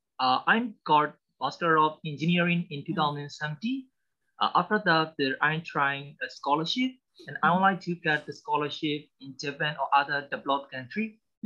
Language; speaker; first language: English; non-native, learner; Burmese